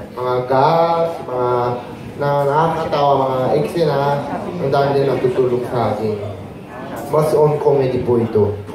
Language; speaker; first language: Filipino; non-native, fluent; Korean